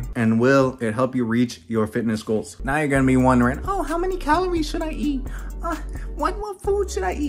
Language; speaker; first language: English; native; English